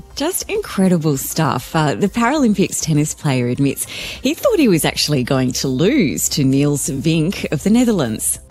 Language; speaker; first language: English; native; English